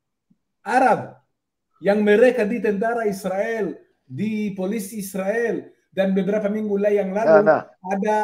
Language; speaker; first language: Indonesian; non-native, fluent; Hebrew